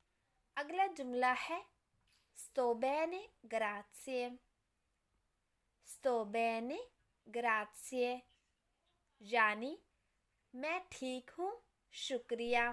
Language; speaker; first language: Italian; non-native, fluent; Urdu